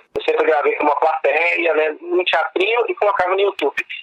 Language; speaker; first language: Portuguese; native; Portuguese